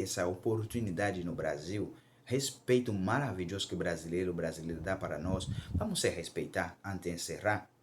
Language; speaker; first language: Portuguese; non-native, local second language; Haitian Creole